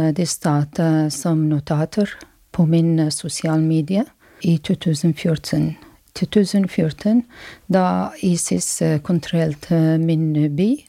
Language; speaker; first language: Norwegian; non-native, learner; Arabic